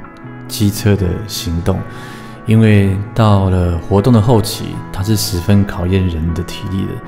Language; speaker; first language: Chinese; native; Chinese